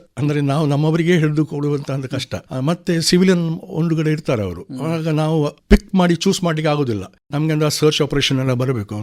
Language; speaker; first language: Kannada; non-native, local second language; Konkani